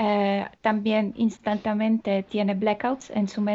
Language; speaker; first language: Spanish; non-native, fluent; Polish